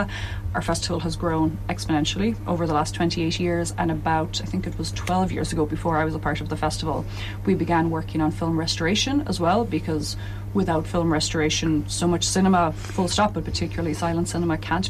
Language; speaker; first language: English; native; English